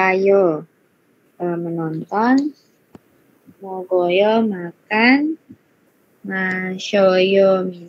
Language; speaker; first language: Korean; non-native, learner; Indonesian